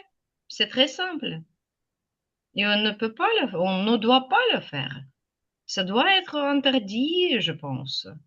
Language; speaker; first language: French; non-native, fluent; Ukrainian